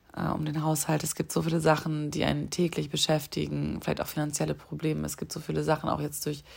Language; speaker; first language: German; native; German